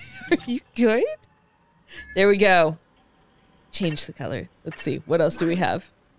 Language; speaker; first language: English; native; English